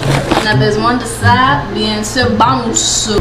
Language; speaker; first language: French; non-native, learner; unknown